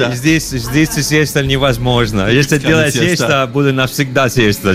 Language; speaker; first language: Russian; non-native, learner; Italian